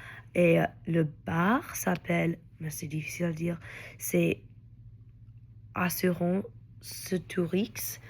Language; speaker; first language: French; non-native, learner; English